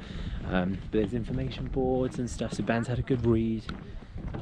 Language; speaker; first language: English; native; English